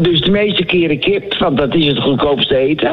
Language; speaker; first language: Dutch; native; Dutch